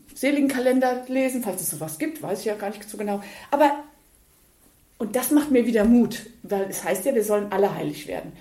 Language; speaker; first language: German; native; German